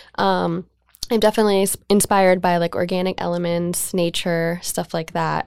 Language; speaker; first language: English; native; English